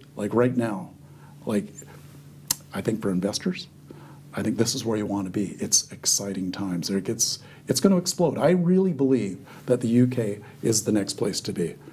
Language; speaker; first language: English; native; English